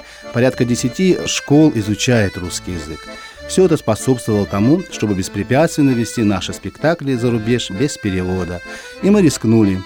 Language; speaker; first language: Russian; native; Russian